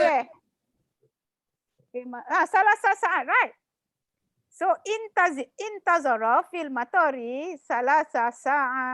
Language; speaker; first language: Arabic; non-native, learner; Malay